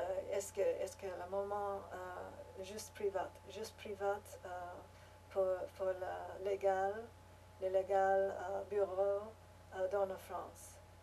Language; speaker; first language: French; non-native, learner; English